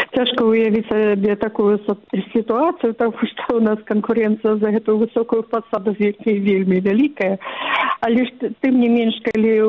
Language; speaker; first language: Belarusian; non-native, local second language; Russian